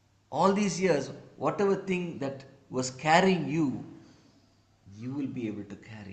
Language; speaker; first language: English; non-native, local second language; Tamil